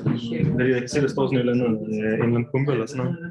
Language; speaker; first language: Danish; native; Danish